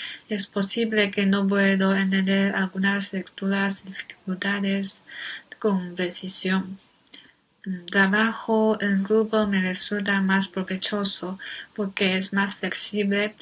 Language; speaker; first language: Spanish; non-native, learner; Chinese